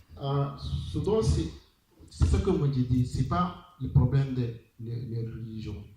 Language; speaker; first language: French; non-native, learner; Arabic